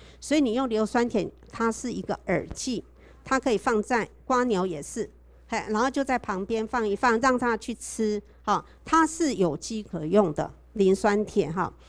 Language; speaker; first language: Chinese; native; Chinese